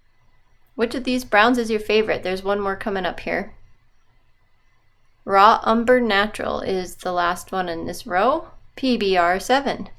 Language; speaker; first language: English; native; English